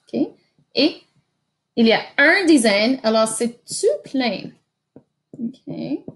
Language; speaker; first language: French; non-native, fluent; English